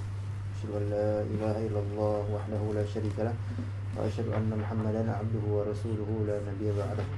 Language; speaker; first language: Arabic; non-native, fluent; Indonesian